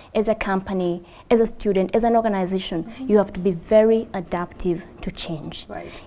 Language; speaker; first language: English; non-native, local second language; Kikuyu